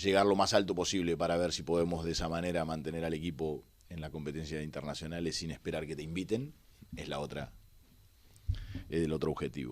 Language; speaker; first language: Spanish; native; Spanish